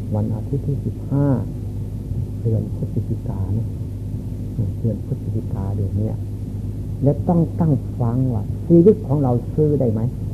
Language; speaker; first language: Thai; non-native, local second language; Lao